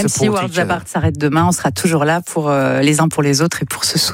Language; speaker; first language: French; native; French